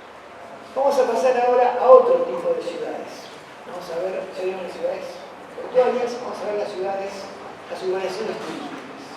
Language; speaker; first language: Spanish; native; Spanish